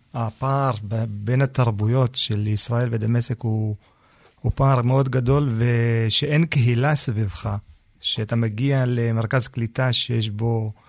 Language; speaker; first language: Hebrew; early bilingual, other home language; Arabic